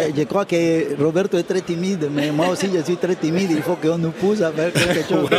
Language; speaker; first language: French; non-native, fluent; Spanish